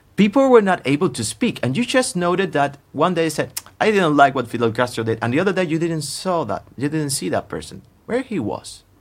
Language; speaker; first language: English; non-native, fluent; Spanish